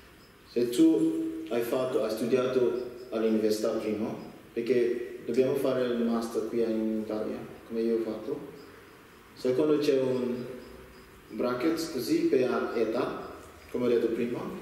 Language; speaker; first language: Italian; non-native, learner; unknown